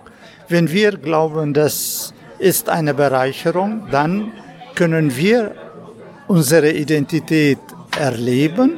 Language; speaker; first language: German; non-native, fluent; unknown